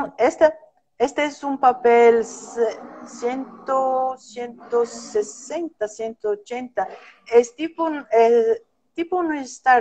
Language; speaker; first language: Spanish; non-native, fluent; Portuguese